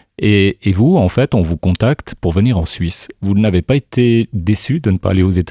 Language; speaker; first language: French; native; French